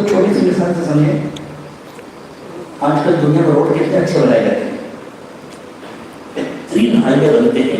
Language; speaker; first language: Urdu; native; Urdu